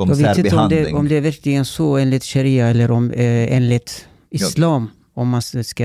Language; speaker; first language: Swedish; early bilingual, other home language; Turkish